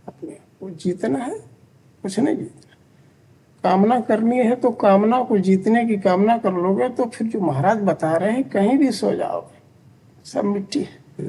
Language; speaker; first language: Hindi; native; Hindi